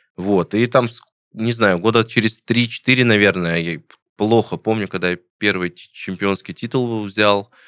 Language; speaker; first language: Russian; native; Russian